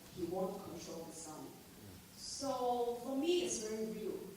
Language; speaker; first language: English; non-native, local second language; Chinese